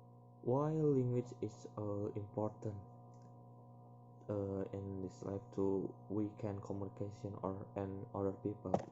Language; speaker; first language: English; non-native, learner; Indonesian